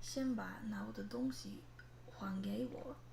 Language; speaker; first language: Chinese; non-native, learner; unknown